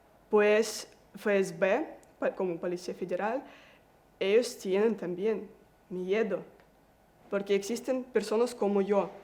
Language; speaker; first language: Spanish; non-native, learner; Russian